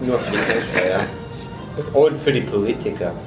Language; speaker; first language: German; non-native, fluent; English